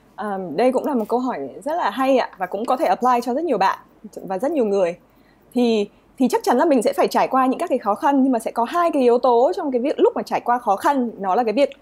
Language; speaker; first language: Vietnamese; native; Vietnamese